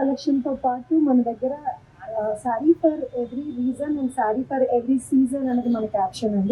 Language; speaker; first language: Telugu; native; Telugu